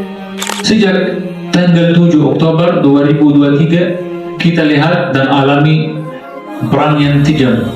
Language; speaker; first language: Indonesian; non-native, fluent; Arabic